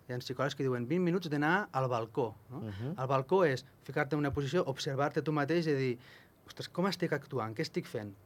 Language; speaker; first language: Catalan; native; Catalan